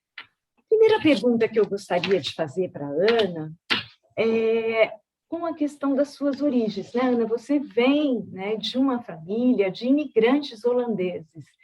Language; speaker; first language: Portuguese; native; Portuguese